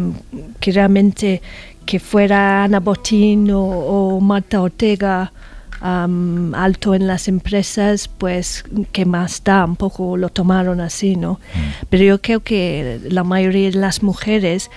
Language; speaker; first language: Spanish; non-native, fluent; English